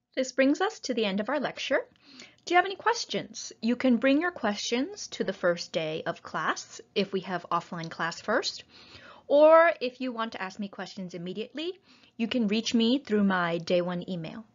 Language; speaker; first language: English; native; English